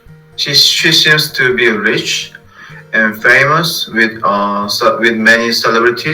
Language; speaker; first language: English; non-native, fluent; Korean